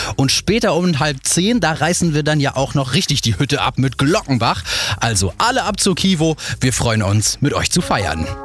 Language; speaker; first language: German; native; German